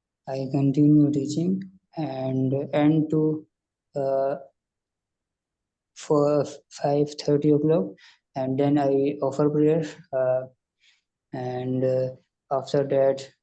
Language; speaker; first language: English; non-native, learner; Urdu